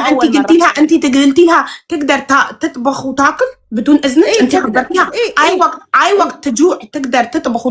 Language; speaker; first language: Arabic; non-native, fluent; Amharic